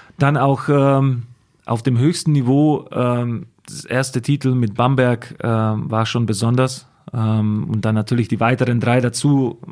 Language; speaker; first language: German; non-native, fluent; Slovak